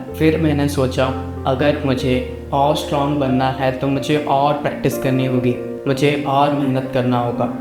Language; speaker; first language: Hindi; native; Hindi